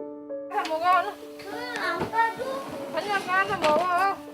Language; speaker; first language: Korean; non-native, learner; Vietnamese